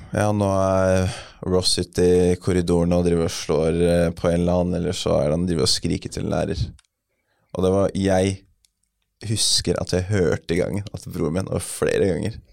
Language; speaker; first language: Norwegian; early bilingual, other home language; English